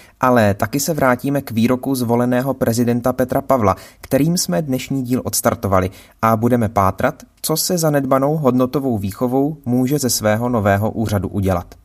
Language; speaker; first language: Czech; native; Czech